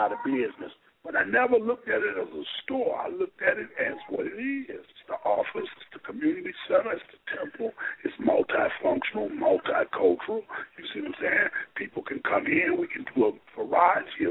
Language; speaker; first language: English; native; English